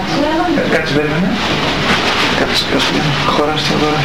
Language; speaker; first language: Greek; native; Greek